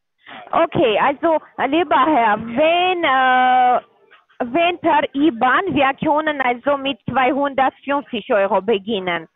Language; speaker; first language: German; non-native, learner; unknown